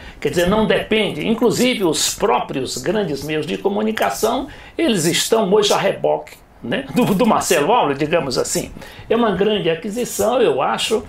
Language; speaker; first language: Portuguese; native; Portuguese